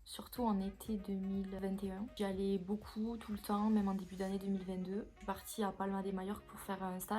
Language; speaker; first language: French; native; French